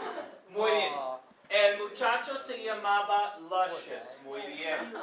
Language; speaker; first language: Spanish; non-native, fluent; English